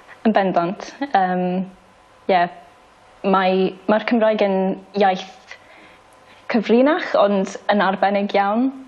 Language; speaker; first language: Welsh; non-native, local second language; English